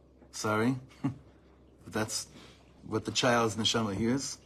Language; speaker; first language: English; native; English